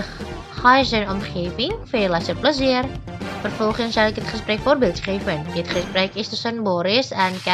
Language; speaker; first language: Dutch; non-native, fluent; Indonesian